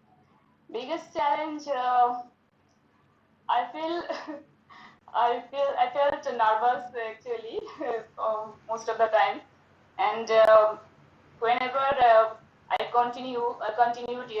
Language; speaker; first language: English; non-native, learner; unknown